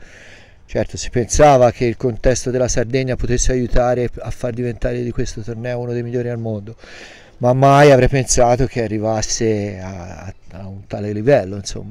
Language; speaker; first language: Italian; native; Italian